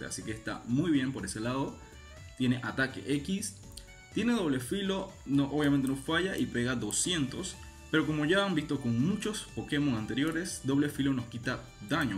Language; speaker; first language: Spanish; native; Spanish